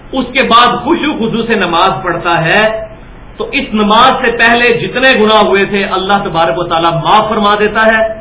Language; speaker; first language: Urdu; non-native, local second language; Punjabi